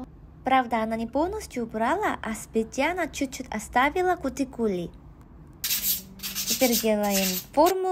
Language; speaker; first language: Russian; non-native, fluent; Korean